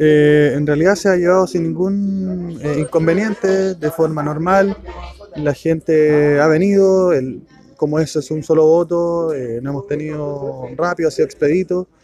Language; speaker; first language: Spanish; native; Spanish